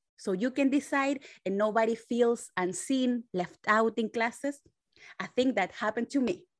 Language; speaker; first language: English; non-native, fluent; Spanish